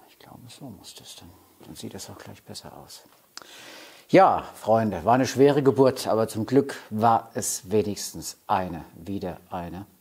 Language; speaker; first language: German; native; German